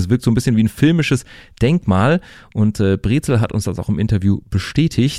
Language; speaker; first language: German; native; German